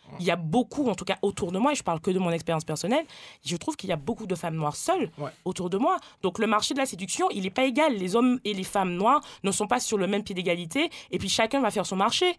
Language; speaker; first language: French; native; French